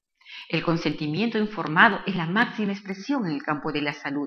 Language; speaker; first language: Spanish; native; Spanish